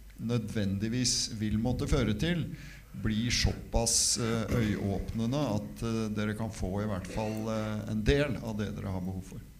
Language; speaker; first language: Norwegian; native; Norwegian